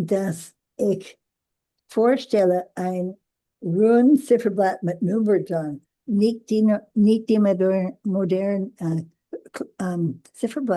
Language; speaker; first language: German; non-native, learner; English